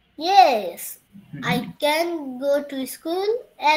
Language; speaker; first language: English; non-native, learner; Bangla